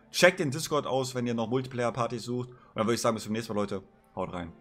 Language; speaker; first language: German; native; German